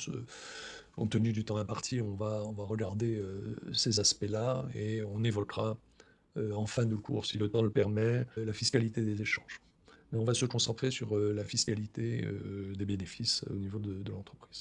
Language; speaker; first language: French; native; French